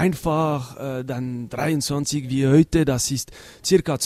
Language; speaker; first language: German; non-native, local second language; French